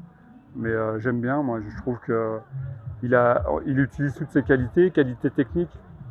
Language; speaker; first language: French; native; French